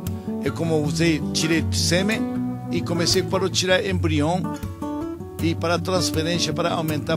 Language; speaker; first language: Portuguese; non-native, learner; Japanese